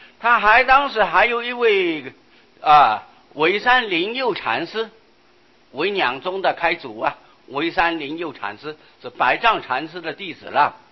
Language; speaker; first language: Chinese; non-native, local second language; Hakka Chinese